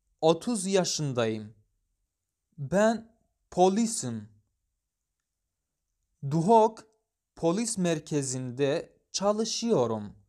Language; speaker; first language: Turkish; non-native, fluent; Arabic